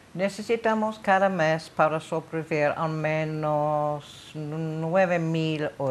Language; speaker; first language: Spanish; non-native, learner; English